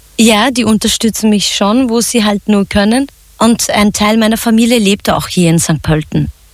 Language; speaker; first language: German; early bilingual, other home language; Zaza